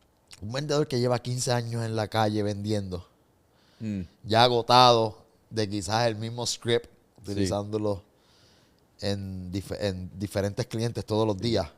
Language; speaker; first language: Spanish; native; Spanish